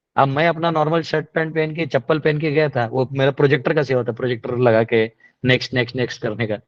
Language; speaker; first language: Hindi; non-native, local second language; Marathi